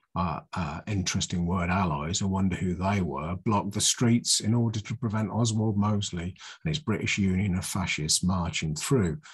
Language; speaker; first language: English; native; English